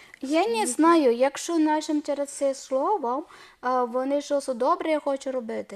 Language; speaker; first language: Ukrainian; non-native, learner; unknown